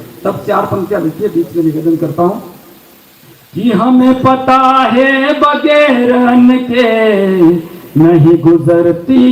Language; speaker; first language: Hindi; non-native, local second language; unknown